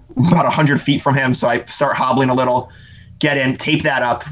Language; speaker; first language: English; native; English